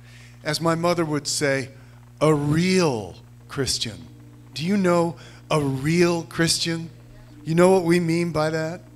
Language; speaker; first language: English; native; English